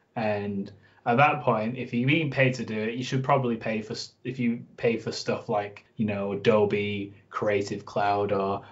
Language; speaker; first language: English; native; English